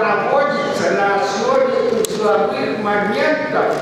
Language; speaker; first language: Russian; native; Russian